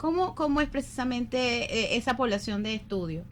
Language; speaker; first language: Spanish; native; Spanish